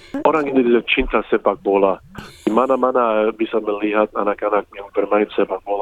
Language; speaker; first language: Indonesian; early bilingual, heritage; English